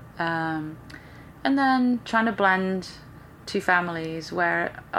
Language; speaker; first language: English; native; English